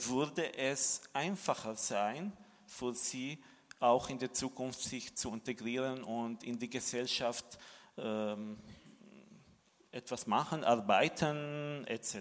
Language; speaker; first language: German; non-native, fluent; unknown